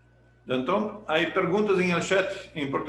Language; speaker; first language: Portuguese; non-native, learner; Spanish